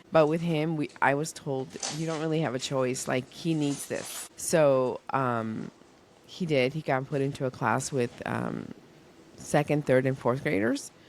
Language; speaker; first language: English; early bilingual, other home language; Spanish